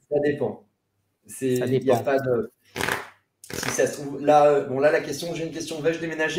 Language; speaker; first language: French; native; French